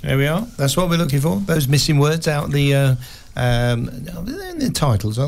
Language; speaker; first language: English; native; English